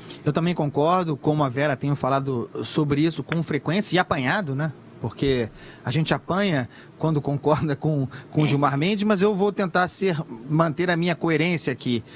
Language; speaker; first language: Portuguese; native; Portuguese